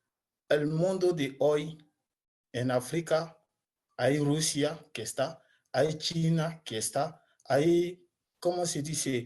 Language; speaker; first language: Spanish; non-native, learner; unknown